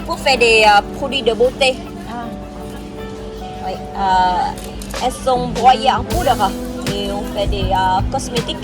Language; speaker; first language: French; non-native, fluent; Vietnamese